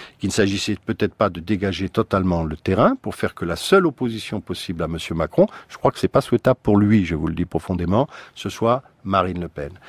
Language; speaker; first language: French; native; French